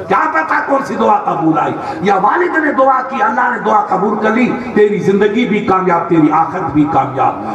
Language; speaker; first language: Urdu; non-native, local second language; Sindhi